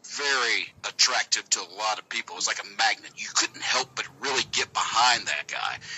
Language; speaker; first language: English; native; English